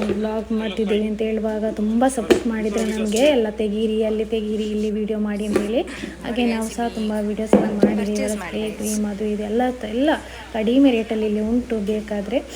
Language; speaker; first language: Kannada; non-native, local second language; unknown